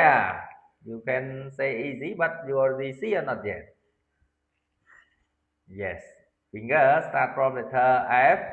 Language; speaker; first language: English; non-native, learner; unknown